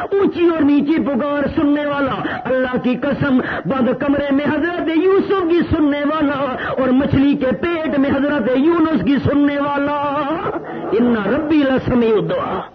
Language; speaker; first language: Urdu; non-native, local second language; Saraiki